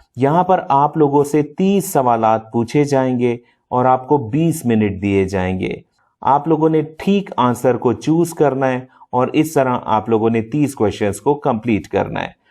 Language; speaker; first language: Urdu; non-native, local second language; Punjabi